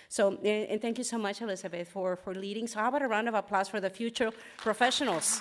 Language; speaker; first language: English; early bilingual, other home language; Spanish